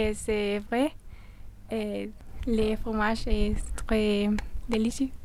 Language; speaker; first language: French; non-native, learner; Spanish